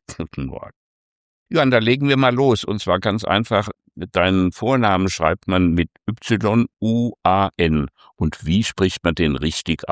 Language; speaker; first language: German; native; German